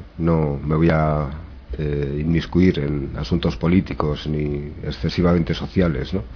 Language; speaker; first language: Spanish; native; Spanish